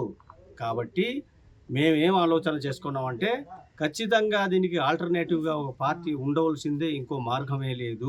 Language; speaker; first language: Telugu; native; Telugu